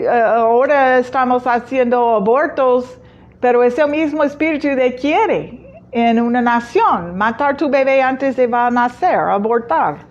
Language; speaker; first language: Spanish; non-native, fluent; English